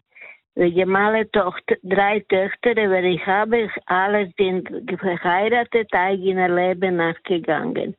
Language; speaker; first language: German; non-native, learner; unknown